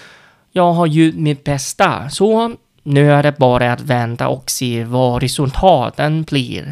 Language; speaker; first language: Swedish; non-native, fluent; Vietnamese